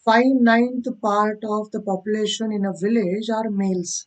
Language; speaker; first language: English; non-native, local second language; Kannada